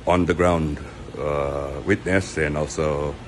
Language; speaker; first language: English; non-native, local second language; Filipino